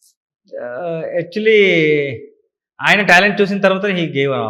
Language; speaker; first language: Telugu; non-native, learner; Kannada